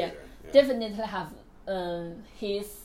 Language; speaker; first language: English; non-native, learner; Chinese